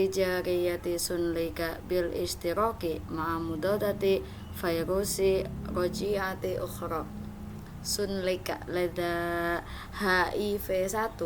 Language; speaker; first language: Arabic; non-native, learner; Indonesian